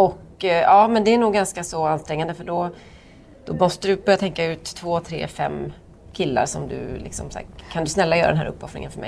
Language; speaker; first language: Swedish; native; Swedish